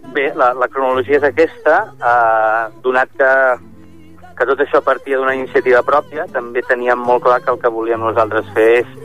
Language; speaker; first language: Catalan; native; Catalan